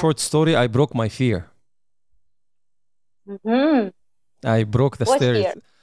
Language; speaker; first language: English; non-native, local second language; Arabic